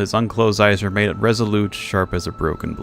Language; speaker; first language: English; native; English